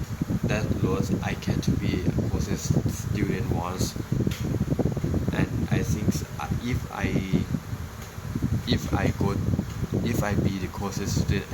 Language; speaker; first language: English; non-native, learner; Thai